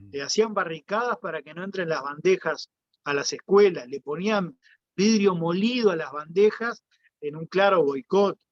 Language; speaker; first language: Spanish; native; Spanish